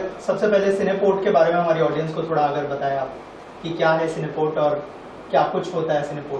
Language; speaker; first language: Hindi; native; Hindi